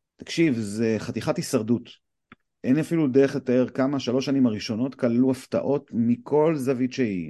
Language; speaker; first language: Hebrew; native; Hebrew